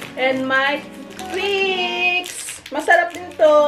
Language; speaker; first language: English; non-native, learner; Filipino